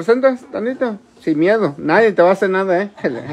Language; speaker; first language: Spanish; native; Spanish